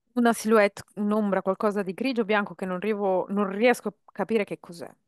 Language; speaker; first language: French; non-native, fluent; Italian